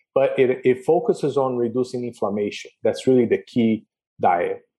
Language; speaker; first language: English; non-native, fluent; Portuguese